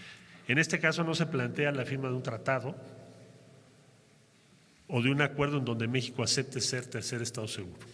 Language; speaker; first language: Spanish; native; Spanish